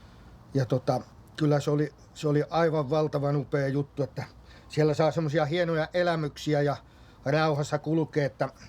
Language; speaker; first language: Finnish; native; Finnish